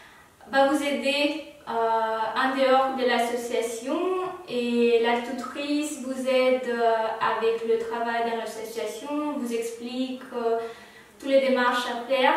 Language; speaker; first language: French; non-native, fluent; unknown